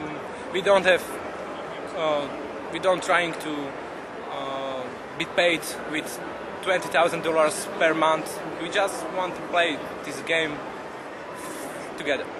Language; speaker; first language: English; non-native, learner; Bulgarian